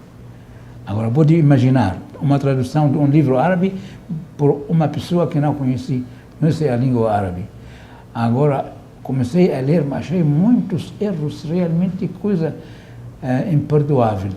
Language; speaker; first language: Portuguese; non-native, fluent; Arabic